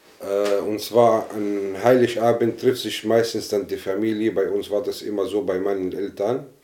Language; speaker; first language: German; non-native, fluent; Arabic